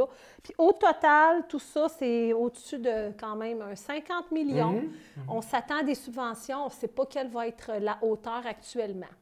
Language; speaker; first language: French; native; French